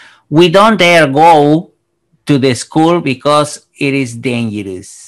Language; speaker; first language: English; non-native, fluent; Spanish